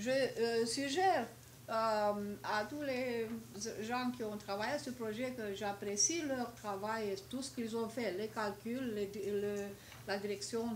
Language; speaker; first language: French; non-native, fluent; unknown